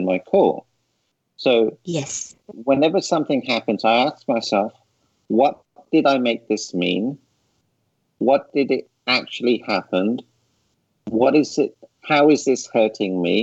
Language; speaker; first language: English; native; English